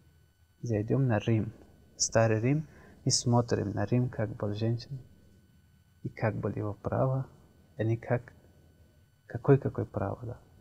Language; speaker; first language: Russian; non-native, learner; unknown